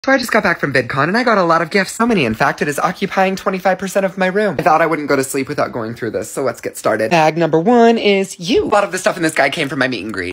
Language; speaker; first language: English; native; English